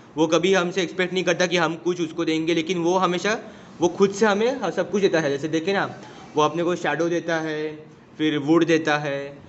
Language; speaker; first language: Hindi; non-native, local second language; Marathi